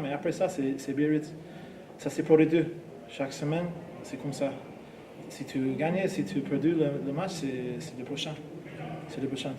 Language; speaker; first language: French; non-native, learner; English